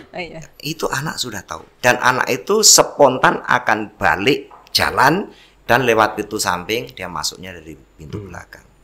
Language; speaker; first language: Indonesian; non-native, local second language; Javanese